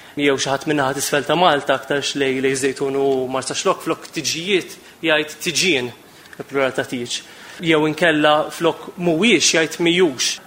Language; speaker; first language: Maltese; native; Maltese